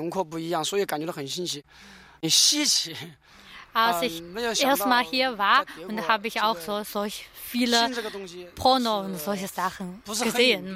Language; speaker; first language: German; non-native, learner; Chinese